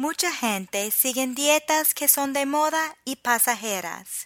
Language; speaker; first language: Spanish; non-native, fluent; English